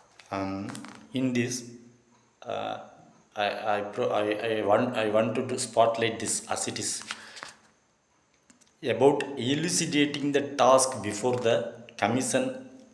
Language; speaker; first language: English; non-native, local second language; Tamil